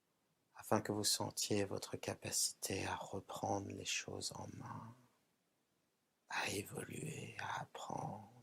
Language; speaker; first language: French; native; French